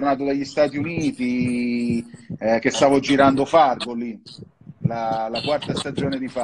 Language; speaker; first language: Italian; native; Italian